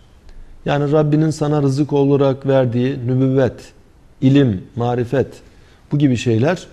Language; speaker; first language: Turkish; native; Turkish